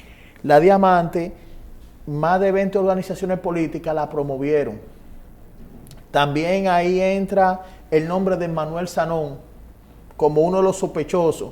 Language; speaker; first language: Spanish; native; Spanish